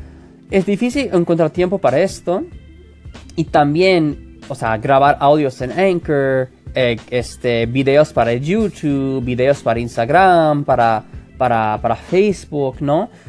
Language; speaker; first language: Spanish; non-native, fluent; English